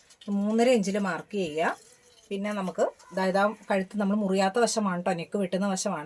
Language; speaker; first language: Malayalam; native; Malayalam